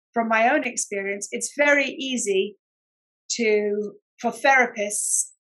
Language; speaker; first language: English; native; English